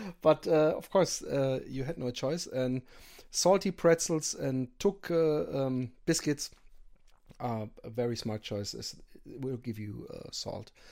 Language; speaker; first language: English; non-native, fluent; German